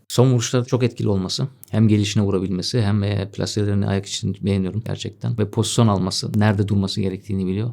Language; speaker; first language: Turkish; early bilingual, heritage; Turkish